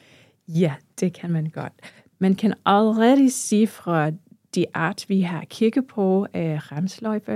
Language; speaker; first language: Danish; non-native, fluent; English